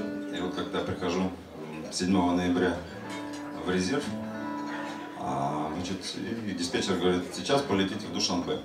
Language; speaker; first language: Russian; native; Russian